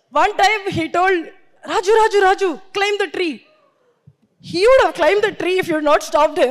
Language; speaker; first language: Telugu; non-native, learner; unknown